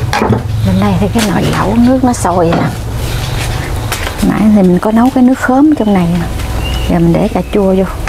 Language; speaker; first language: Vietnamese; native; Vietnamese